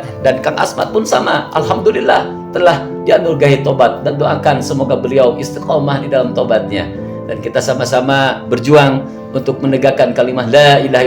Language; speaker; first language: Indonesian; native; Indonesian